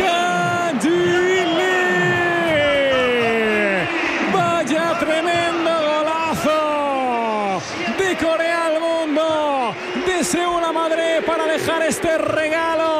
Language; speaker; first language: Spanish; native; Spanish